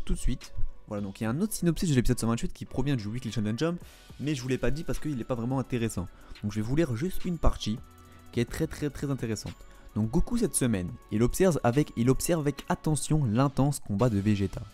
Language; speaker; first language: French; native; French